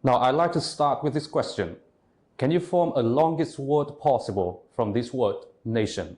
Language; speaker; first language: English; non-native, fluent; Vietnamese